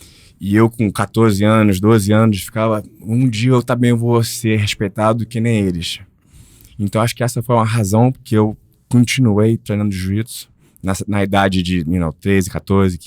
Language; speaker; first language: Portuguese; early bilingual, heritage; Portuguese